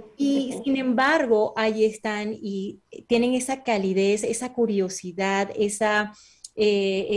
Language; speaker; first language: Spanish; native; Spanish